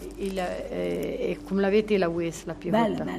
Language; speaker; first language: French; non-native, fluent; Italian